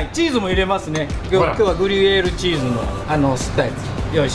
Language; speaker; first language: Japanese; native; Japanese